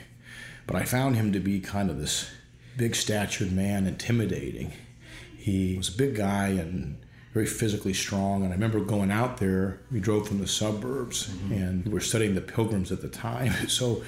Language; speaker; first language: English; native; English